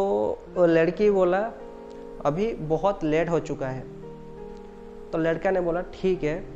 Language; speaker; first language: Hindi; non-native, local second language; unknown